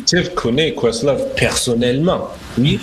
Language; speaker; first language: French; non-native, fluent; English